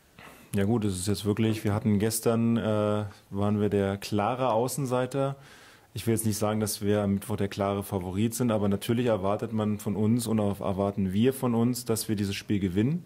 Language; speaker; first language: German; native; German